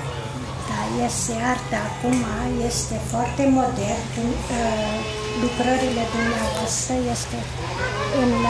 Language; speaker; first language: Romanian; non-native, local second language; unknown